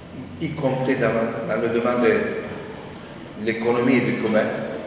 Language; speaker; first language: French; non-native, fluent; Turkish